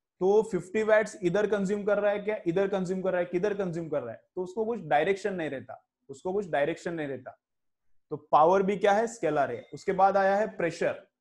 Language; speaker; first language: Hindi; non-native, local second language; Marathi